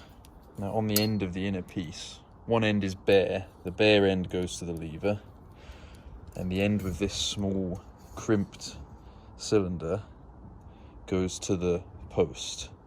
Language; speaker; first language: English; native; English